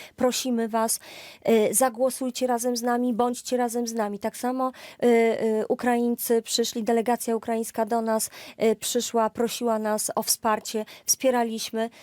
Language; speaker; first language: Polish; native; Polish